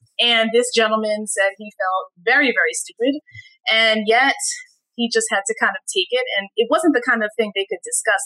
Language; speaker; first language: English; native; English